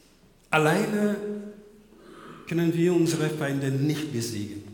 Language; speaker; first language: German; non-native, fluent; French